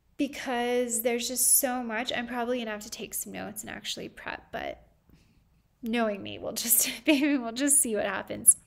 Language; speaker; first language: English; native; English